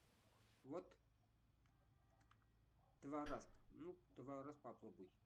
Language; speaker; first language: Russian; non-native, learner; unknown